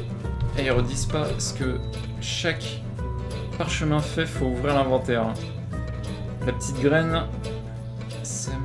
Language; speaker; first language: French; native; French